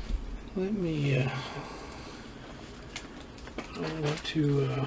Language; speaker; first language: English; native; English